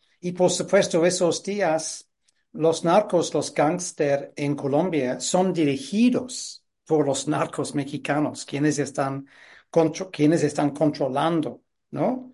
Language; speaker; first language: Spanish; non-native, fluent; English